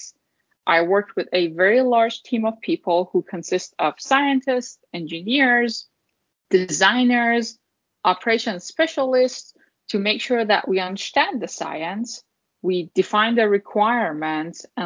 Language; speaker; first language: English; non-native, fluent; Persian